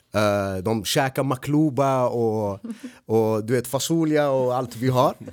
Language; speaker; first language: Swedish; early bilingual, other home language; Arabic